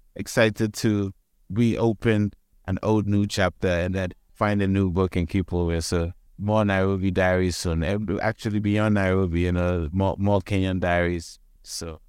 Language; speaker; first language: English; non-native, local second language; Akan